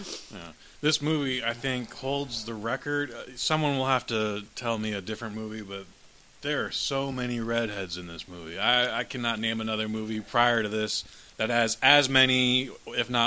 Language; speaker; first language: English; native; English